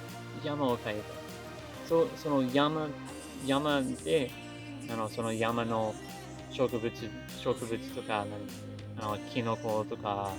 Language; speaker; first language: Japanese; non-native, learner; English